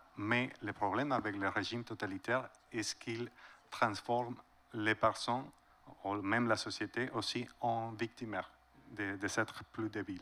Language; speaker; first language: French; non-native, fluent; Spanish